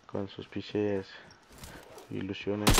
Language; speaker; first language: Spanish; native; Spanish